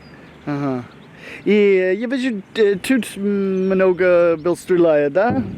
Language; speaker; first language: Russian; non-native, learner; English